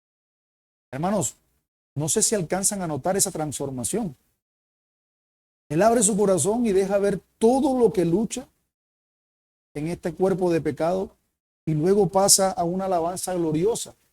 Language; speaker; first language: Spanish; native; Spanish